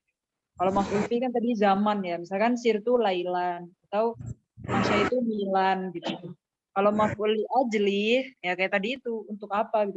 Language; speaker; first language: Indonesian; native; Indonesian